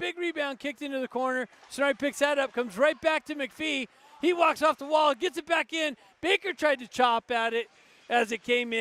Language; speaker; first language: English; native; English